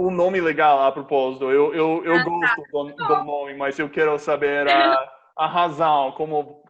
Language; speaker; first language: Portuguese; non-native, fluent; English